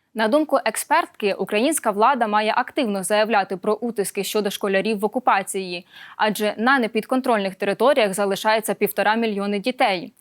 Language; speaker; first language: Ukrainian; native; Ukrainian